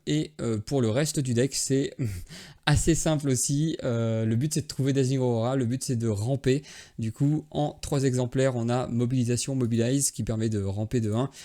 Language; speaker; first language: French; native; French